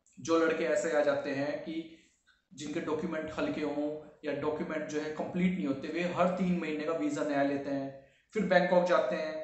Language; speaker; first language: Hindi; native; Hindi